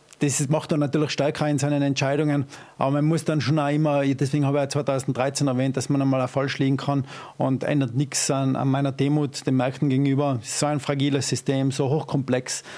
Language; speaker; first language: German; native; German